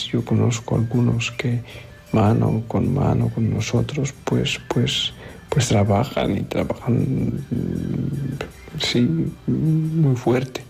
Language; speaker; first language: Spanish; non-native, fluent; Polish